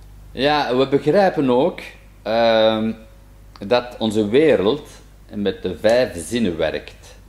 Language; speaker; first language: Dutch; non-native, fluent; French